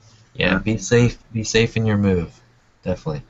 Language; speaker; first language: English; native; English